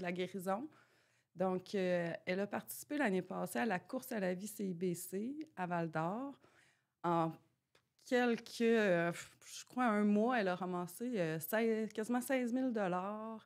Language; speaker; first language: French; native; French